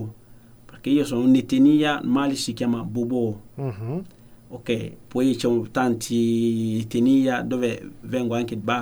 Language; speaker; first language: Italian; non-native, learner; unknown